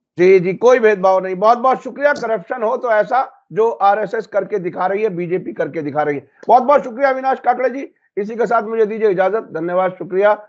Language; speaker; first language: Hindi; native; Hindi